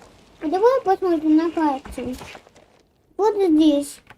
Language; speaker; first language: Russian; native; Russian